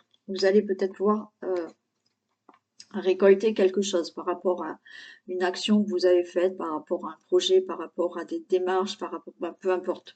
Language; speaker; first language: French; native; French